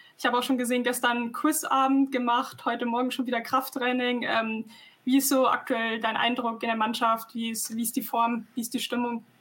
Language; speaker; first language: German; native; German